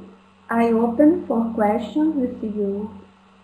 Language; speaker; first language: English; non-native, fluent; Portuguese